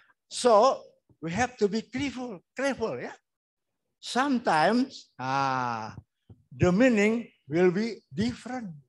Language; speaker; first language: English; non-native, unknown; Indonesian